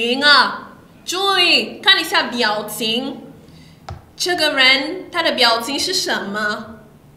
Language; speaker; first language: Chinese; non-native, fluent; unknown